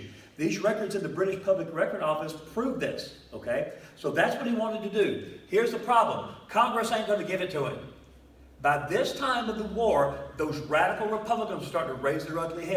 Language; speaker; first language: English; native; English